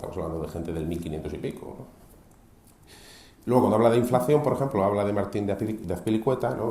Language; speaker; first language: Spanish; native; Spanish